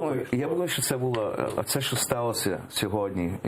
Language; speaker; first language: Ukrainian; early bilingual, heritage; English